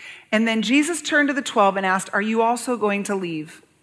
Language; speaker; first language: English; native; English